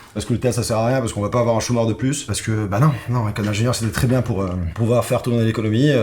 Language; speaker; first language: French; non-native, local second language; Arabic